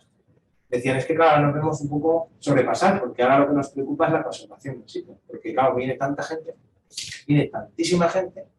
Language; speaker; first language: Spanish; native; Spanish